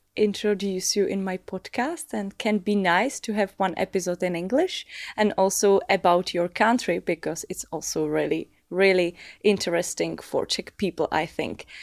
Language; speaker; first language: English; non-native, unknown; Czech